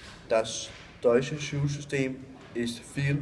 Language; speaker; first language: German; non-native, learner; Danish